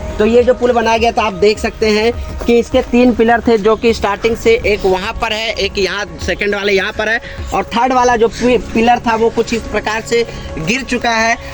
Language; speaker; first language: Hindi; native; Hindi